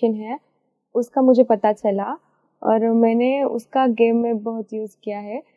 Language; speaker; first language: Hindi; non-native, local second language; Marathi